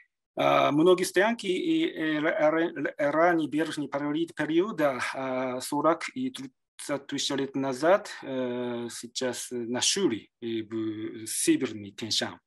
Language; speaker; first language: Russian; non-native, learner; Japanese